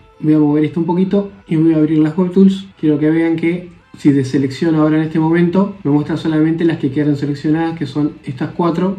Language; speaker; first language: Spanish; native; Spanish